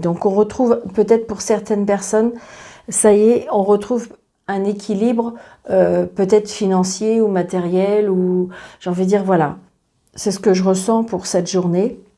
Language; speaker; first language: French; native; French